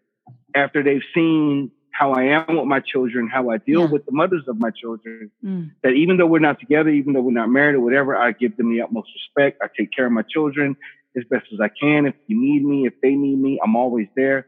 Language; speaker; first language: English; native; English